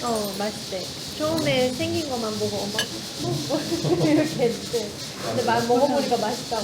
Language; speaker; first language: Korean; non-native, fluent; Persian